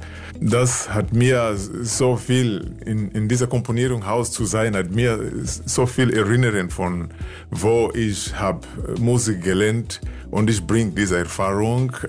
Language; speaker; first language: German; non-native, learner; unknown